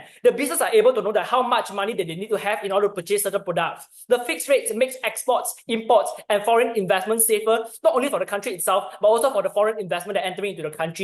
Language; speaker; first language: English; non-native, learner; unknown